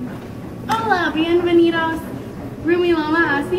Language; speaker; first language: Spanish; non-native, learner; English